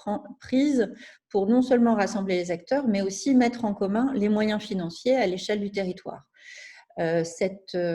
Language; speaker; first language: French; native; French